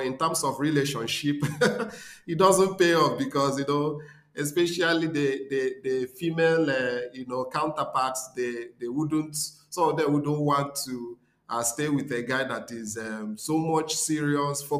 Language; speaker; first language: English; non-native, local second language; Igbo